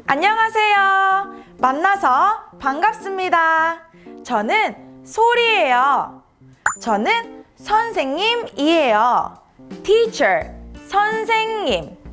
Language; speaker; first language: Korean; native; Korean